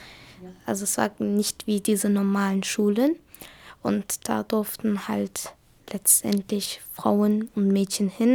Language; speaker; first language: German; early bilingual, other home language; Kurdish